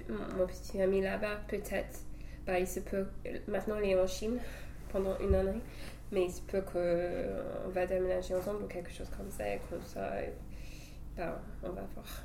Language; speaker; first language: French; non-native, fluent; English